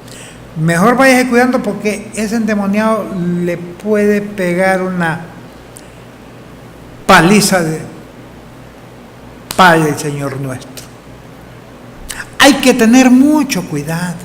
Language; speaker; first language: Spanish; native; Spanish